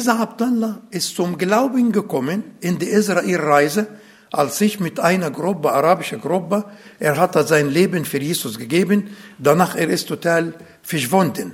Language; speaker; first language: German; non-native, learner; Arabic